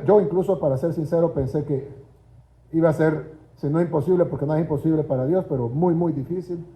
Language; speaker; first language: Spanish; native; Spanish